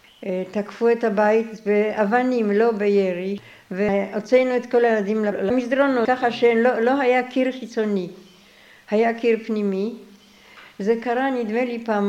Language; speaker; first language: Hebrew; non-native, fluent; Polish